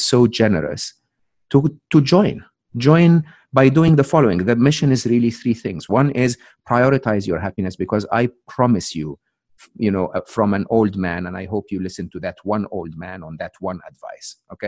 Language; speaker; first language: English; non-native, fluent; Arabic